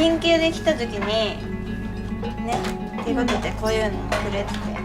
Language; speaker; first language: Japanese; native; Japanese